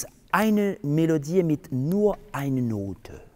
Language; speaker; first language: German; non-native, fluent; French